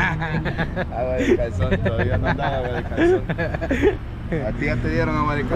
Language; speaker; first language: Spanish; native; Spanish